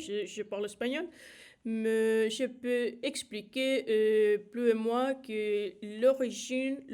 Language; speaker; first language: French; non-native, learner; Spanish